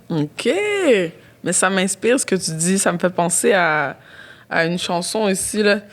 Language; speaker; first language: French; native; French